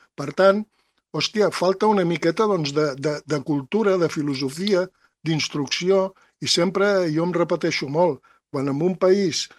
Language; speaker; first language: Catalan; native; Catalan